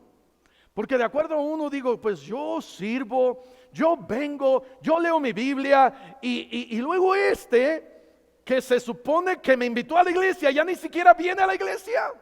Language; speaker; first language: Spanish; native; Spanish